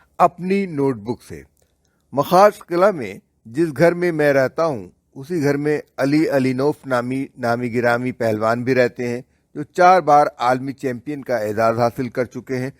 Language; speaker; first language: Urdu; native; Urdu